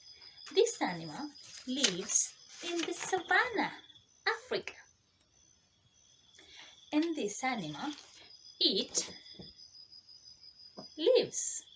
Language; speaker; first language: English; non-native, fluent; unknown